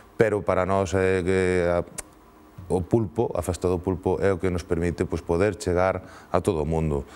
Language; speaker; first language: Galician; native; Galician